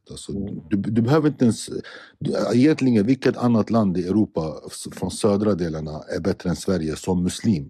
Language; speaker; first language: Swedish; early bilingual, other home language; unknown